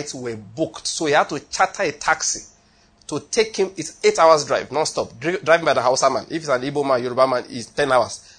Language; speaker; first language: English; non-native, local second language; Yoruba